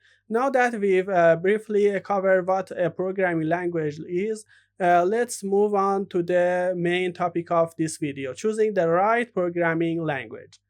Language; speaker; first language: English; non-native, fluent; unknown